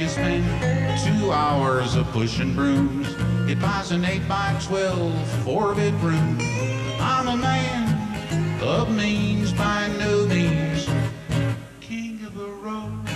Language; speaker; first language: English; native; English